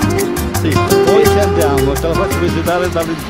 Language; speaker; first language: Italian; native; Italian